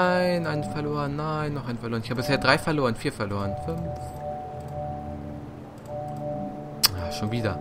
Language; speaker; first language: German; native; German